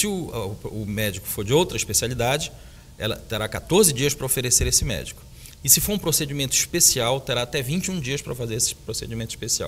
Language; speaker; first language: Portuguese; native; Portuguese